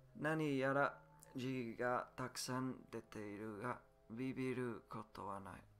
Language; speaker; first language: Japanese; non-native, learner; English